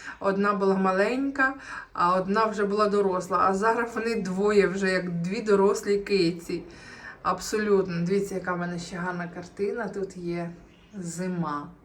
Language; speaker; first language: Ukrainian; native; Ukrainian